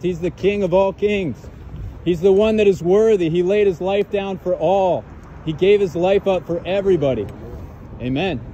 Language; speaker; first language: English; native; English